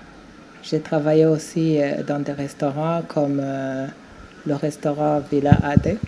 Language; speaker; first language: French; non-native, local second language; Rundi